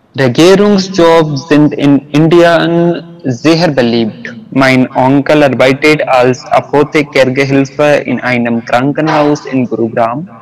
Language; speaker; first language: German; non-native, learner; Hindi